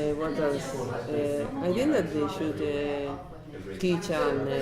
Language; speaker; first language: English; non-native, learner; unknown